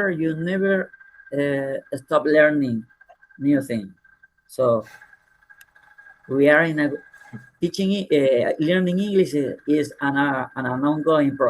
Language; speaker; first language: English; non-native, fluent; Spanish